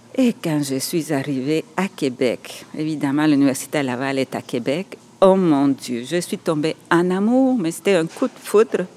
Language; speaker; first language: French; non-native, fluent; Spanish